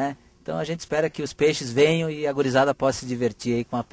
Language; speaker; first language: Portuguese; native; Portuguese